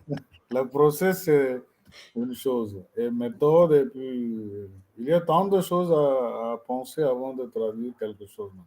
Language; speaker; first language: French; non-native, learner; Tamil